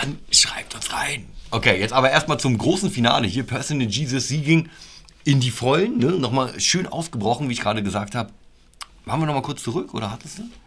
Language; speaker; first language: German; native; German